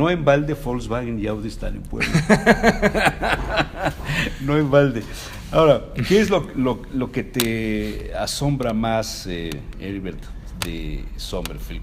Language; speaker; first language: Spanish; native; Spanish